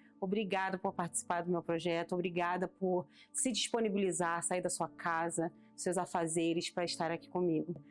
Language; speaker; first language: Portuguese; native; Portuguese